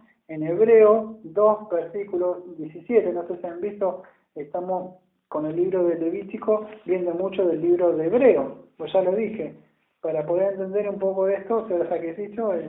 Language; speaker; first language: Spanish; native; Spanish